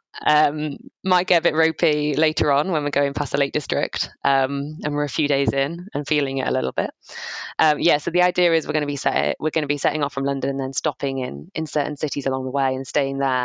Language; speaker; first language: English; native; English